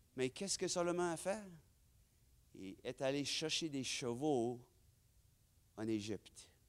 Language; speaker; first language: French; non-native, fluent; English